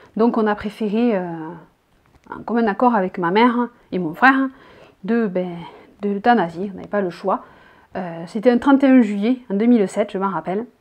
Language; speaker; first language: French; native; French